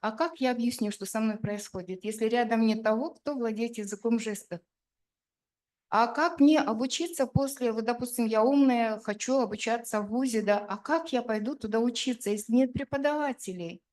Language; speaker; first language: Russian; native; Russian